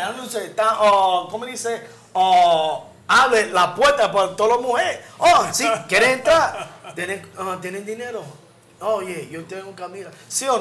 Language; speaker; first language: Spanish; non-native, learner; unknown